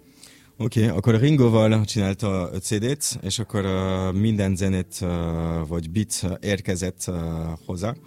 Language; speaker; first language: Hungarian; non-native, learner; French